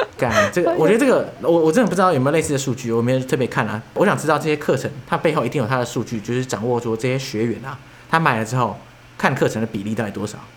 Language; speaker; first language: Chinese; native; Chinese